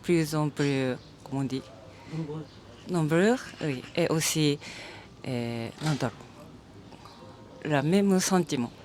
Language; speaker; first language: French; non-native, learner; Japanese